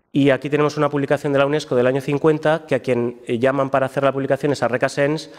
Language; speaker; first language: Spanish; native; Spanish